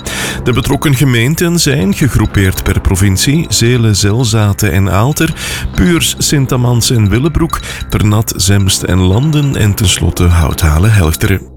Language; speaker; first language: Dutch; native; Dutch